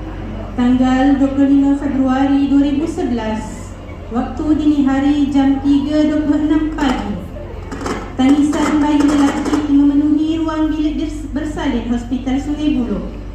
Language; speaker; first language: Malay; native; Malay